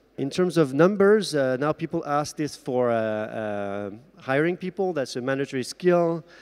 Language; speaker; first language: English; non-native, fluent; French